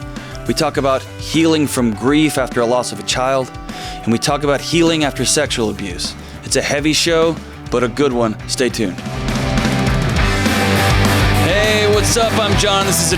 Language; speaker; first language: English; native; English